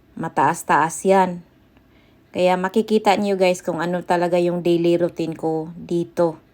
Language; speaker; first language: Filipino; non-native, local second language; Cebuano